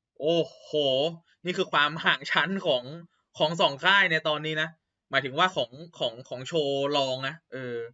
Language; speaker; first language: Thai; native; Thai